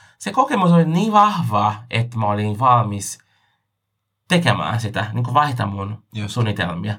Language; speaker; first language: Finnish; non-native, fluent; Portuguese